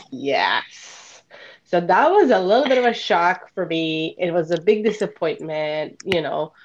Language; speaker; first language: English; non-native, fluent; Bosnian